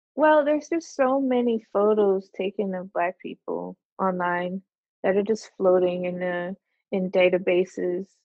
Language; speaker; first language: English; native; English